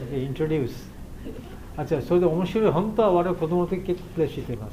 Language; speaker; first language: Japanese; non-native, learner; Bangla